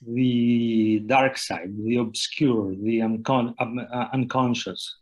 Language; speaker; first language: English; non-native, fluent; Italian